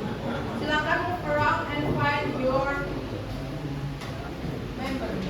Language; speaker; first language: English; non-native, fluent; Indonesian